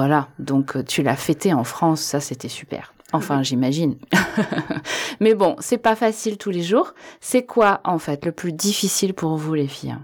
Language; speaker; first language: French; native; French